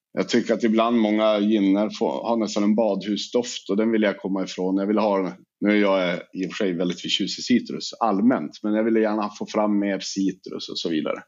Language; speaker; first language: Swedish; native; Swedish